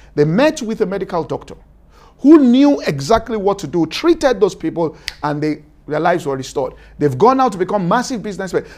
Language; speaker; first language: English; non-native, local second language; Yoruba